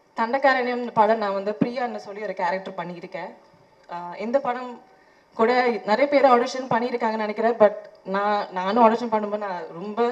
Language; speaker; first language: Tamil; non-native, fluent; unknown